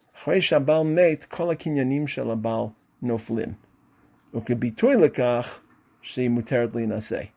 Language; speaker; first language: Hebrew; non-native, fluent; English